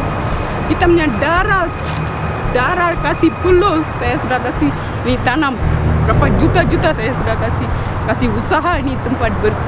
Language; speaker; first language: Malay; non-native, local second language; Tamil